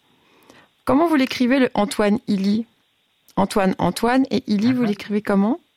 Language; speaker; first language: French; native; French